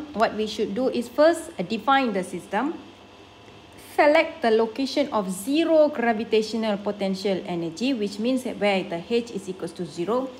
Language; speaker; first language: English; non-native, local second language; Malay